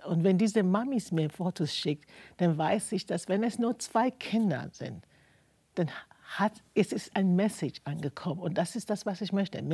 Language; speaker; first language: German; non-native, fluent; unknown